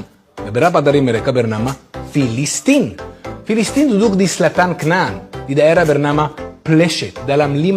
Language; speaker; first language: Indonesian; non-native, fluent; Hebrew